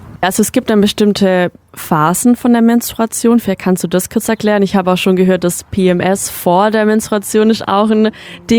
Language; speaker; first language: German; native; German